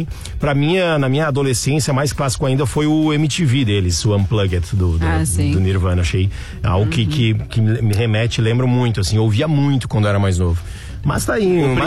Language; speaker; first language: Portuguese; native; Portuguese